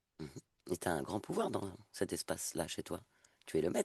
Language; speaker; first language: French; native; French